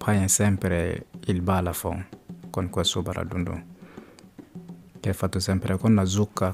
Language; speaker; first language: Italian; non-native, fluent; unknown